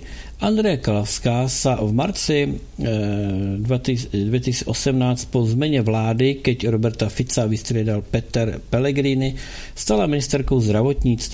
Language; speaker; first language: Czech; native; Czech